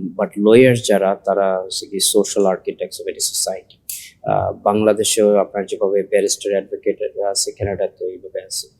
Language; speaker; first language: Bangla; early bilingual, heritage; Sylheti